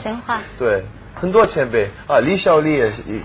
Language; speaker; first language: Chinese; non-native, learner; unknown